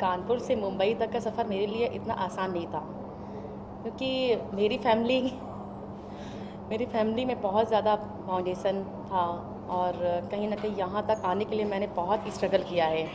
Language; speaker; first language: Hindi; native; Hindi